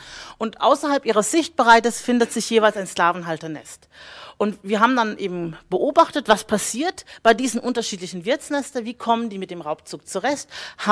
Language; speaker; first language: German; native; German